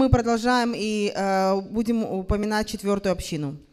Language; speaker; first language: Russian; native; Russian